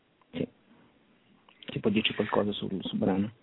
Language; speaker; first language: Italian; native; Italian